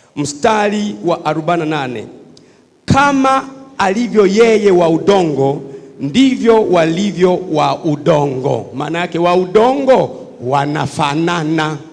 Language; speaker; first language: Swahili; native; Swahili